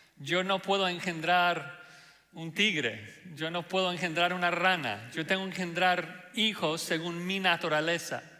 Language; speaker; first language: Spanish; non-native, fluent; English